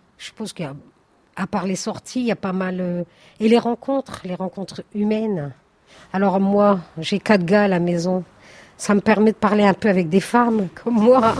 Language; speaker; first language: French; native; French